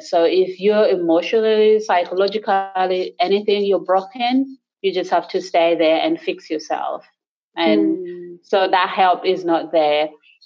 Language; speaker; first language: English; non-native, local second language; Acoli